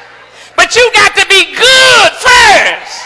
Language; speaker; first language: English; native; English